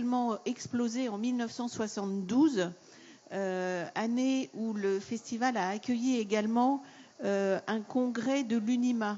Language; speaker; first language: French; native; French